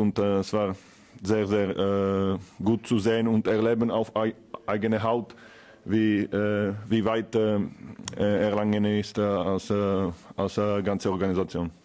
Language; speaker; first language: German; non-native, fluent; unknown